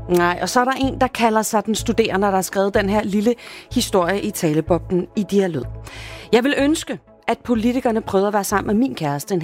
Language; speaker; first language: Danish; native; Danish